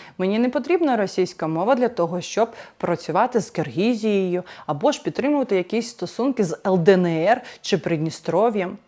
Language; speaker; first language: Ukrainian; non-native, local second language; Russian